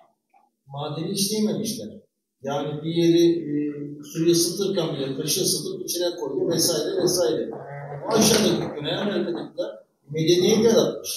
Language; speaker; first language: Turkish; native; Turkish